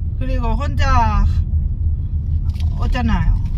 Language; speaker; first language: Korean; non-native, learner; Lao